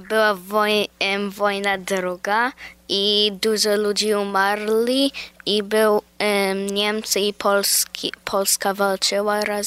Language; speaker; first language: Polish; early bilingual, heritage; Polish